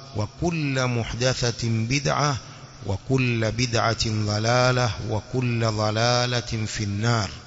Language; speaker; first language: Arabic; non-native, fluent; Swahili